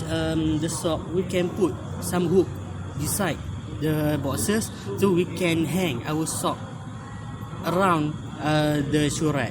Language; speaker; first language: English; non-native, learner; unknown